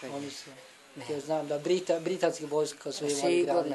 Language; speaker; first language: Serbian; non-native, learner; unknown